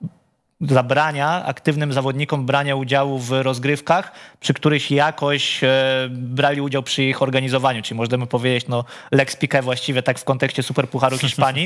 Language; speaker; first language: Polish; native; Polish